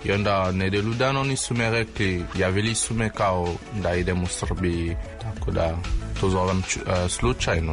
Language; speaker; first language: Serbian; non-native, learner; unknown